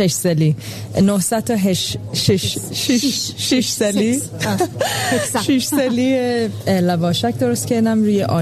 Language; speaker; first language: Persian; early bilingual, heritage; Persian